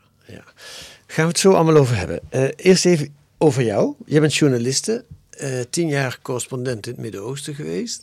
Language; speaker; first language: Dutch; native; Dutch